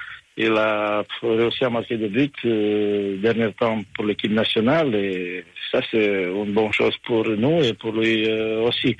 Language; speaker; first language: French; non-native, fluent; Romanian